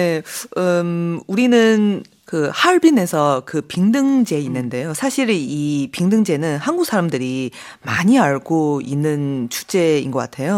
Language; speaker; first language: Korean; non-native, fluent; Chinese